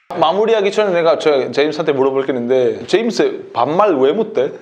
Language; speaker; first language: Korean; non-native, fluent; Italian